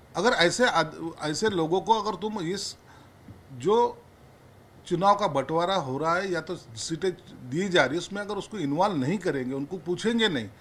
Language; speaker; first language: Hindi; non-native, local second language; Marathi